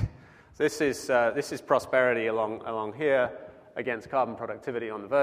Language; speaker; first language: English; native; English